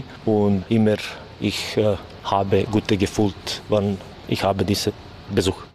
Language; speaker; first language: German; non-native, learner; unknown